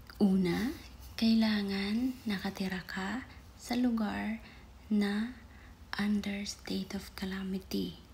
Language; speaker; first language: Filipino; non-native, local second language; Waray